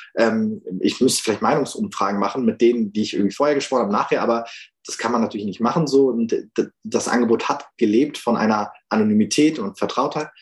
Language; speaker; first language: German; early bilingual, other home language; Turkish